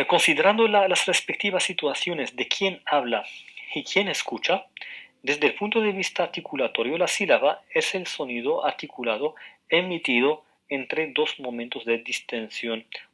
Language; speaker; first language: Spanish; non-native, fluent; Arabic